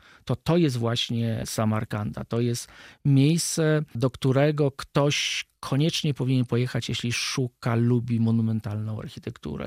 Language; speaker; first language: Polish; native; Polish